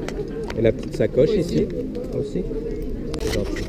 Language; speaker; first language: French; native; French